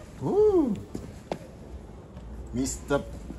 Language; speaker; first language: German; native; German